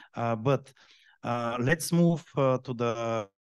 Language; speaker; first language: English; non-native, fluent; Bulgarian